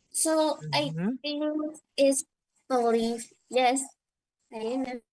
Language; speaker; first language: English; non-native, learner; Indonesian